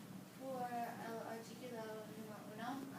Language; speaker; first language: Spanish; non-native, learner; English